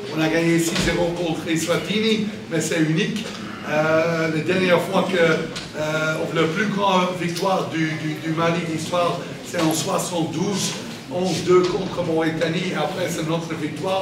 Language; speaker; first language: French; non-native, learner; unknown